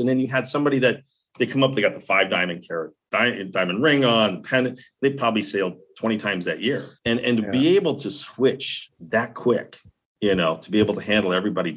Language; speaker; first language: English; native; English